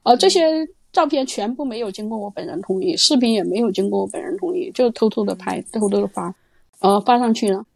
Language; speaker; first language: Chinese; native; Chinese